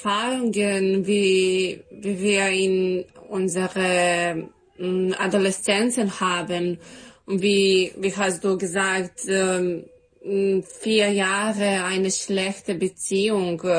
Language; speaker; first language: German; non-native, learner; Serbian